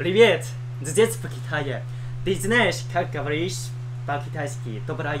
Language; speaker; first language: Russian; non-native, learner; Chinese